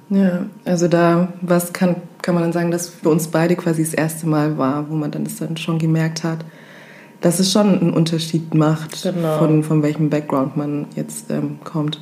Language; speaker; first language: German; early bilingual, other home language; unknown